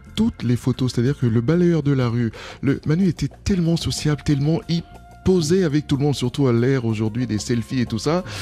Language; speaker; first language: French; non-native, local second language; Duala